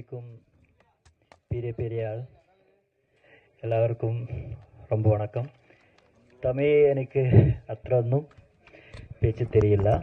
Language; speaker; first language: Tamil; non-native, learner; Malayalam